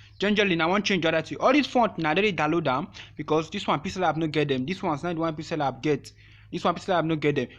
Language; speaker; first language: Nigerian Pidgin; non-native, local second language; Yoruba